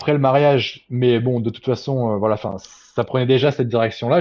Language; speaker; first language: French; native; French